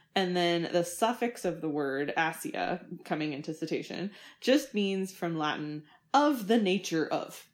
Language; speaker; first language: English; native; English